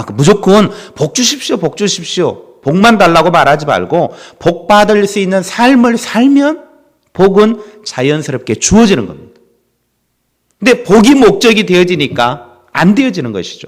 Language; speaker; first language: Korean; native; Korean